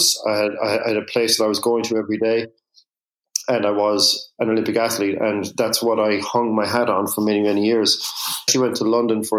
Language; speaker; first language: English; native; English